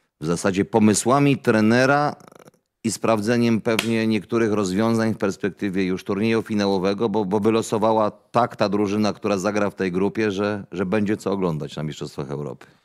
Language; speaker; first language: Polish; native; Polish